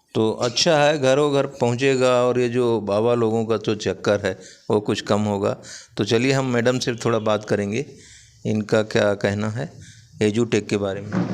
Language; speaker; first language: Hindi; native; Hindi